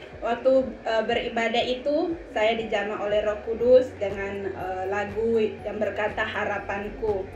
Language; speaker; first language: Indonesian; native; Indonesian